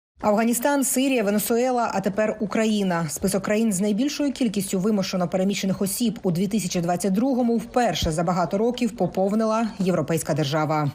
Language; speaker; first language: Ukrainian; native; Ukrainian